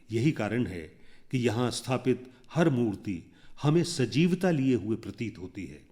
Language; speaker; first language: Hindi; native; Hindi